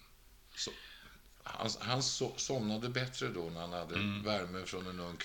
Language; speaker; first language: Swedish; native; Swedish